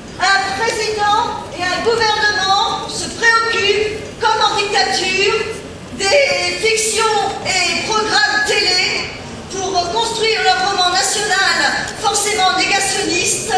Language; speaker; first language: French; native; French